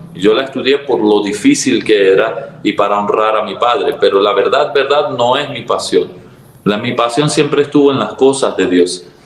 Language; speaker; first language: Spanish; early bilingual, other home language; Arabic